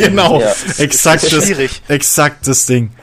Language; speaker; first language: German; native; German